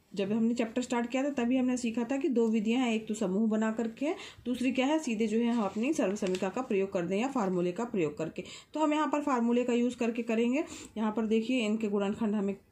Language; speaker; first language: Hindi; native; Hindi